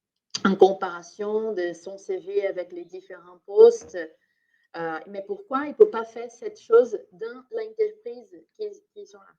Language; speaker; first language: French; non-native, fluent; Portuguese